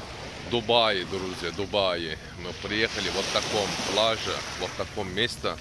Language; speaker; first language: Russian; non-native, learner; Turkish